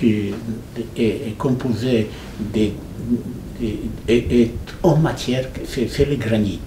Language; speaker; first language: French; non-native, fluent; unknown